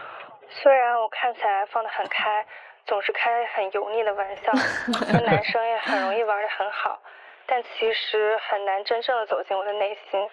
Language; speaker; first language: Chinese; native; Chinese